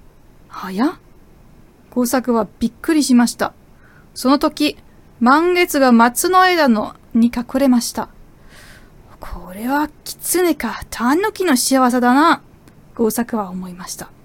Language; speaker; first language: Japanese; non-native, fluent; German